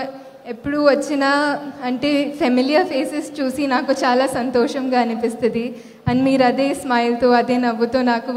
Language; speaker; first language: Telugu; non-native, fluent; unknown